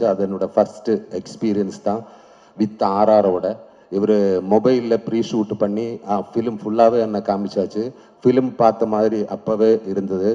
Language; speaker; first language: Tamil; non-native, learner; Malayalam